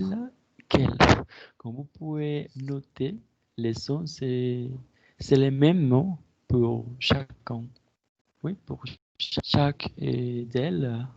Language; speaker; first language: French; non-native, fluent; Spanish